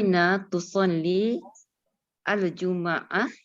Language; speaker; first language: Arabic; non-native, learner; Malay